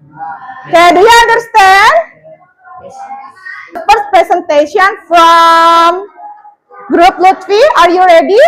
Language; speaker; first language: English; non-native, learner; Indonesian